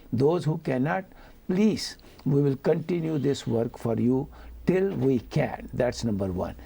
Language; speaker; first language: English; non-native, local second language; Urdu